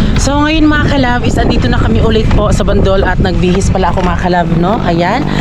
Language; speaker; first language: Filipino; non-native, local second language; Cebuano